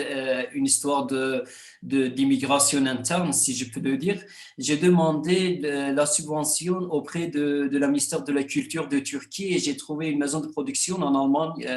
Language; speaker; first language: French; non-native, fluent; Kurdish